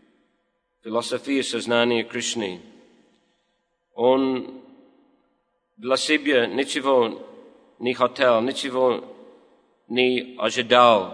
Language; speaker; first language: Russian; non-native, learner; English